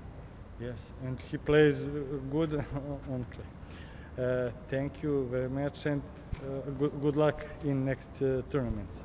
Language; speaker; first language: English; non-native, learner; Serbian